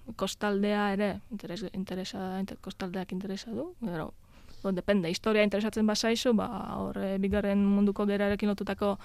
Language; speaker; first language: Basque; non-native, fluent; Polish